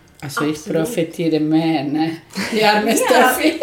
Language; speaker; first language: German; non-native, learner; Spanish